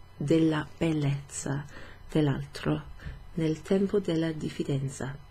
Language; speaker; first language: Italian; non-native, fluent; English